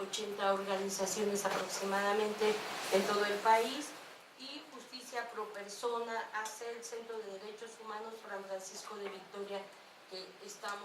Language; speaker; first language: Spanish; native; Spanish